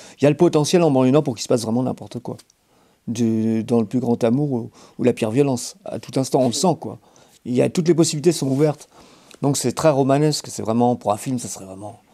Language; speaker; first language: French; native; French